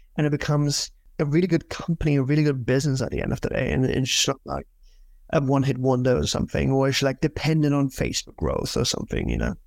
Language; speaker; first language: English; non-native, fluent; German